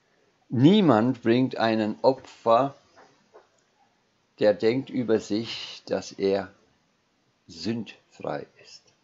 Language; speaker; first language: German; non-native, fluent; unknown